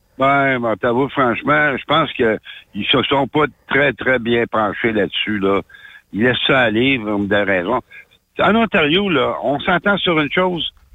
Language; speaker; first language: French; native; French